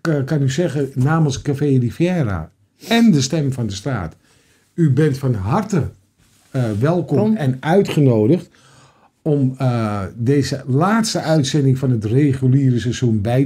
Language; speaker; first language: Dutch; native; Dutch